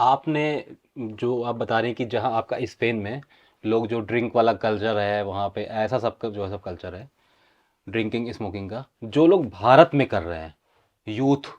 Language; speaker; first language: Hindi; native; Hindi